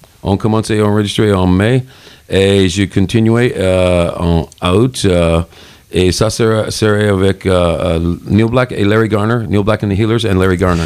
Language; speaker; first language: French; non-native, learner; English